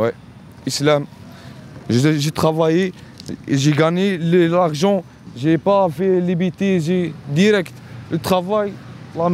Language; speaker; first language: French; non-native, learner; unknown